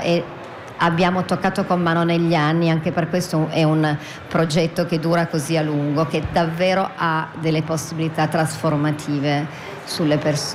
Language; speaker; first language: Italian; native; Italian